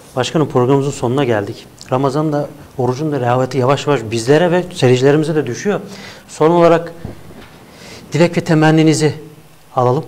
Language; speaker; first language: Turkish; native; Turkish